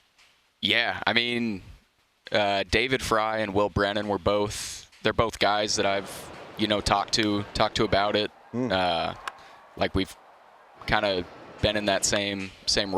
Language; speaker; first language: English; native; English